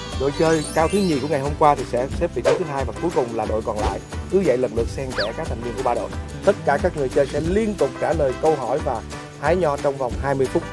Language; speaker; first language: Vietnamese; native; Vietnamese